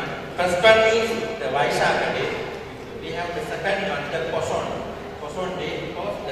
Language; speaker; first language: English; non-native, learner; Sinhala